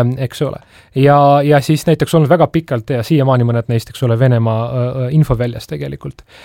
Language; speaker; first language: Estonian; non-native, local second language; Russian